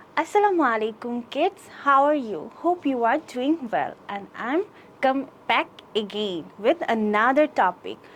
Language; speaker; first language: English; non-native, local second language; Bangla